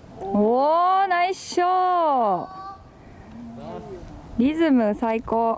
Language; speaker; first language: Japanese; native; Japanese